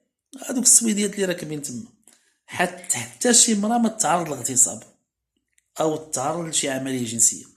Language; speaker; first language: Arabic; native; Arabic